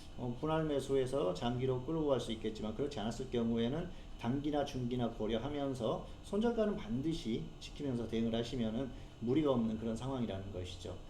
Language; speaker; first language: Korean; native; Korean